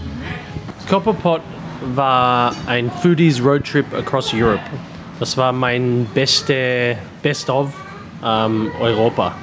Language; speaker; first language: German; non-native, learner; English